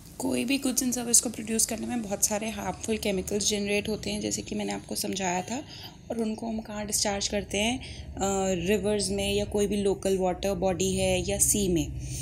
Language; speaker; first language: Hindi; native; Hindi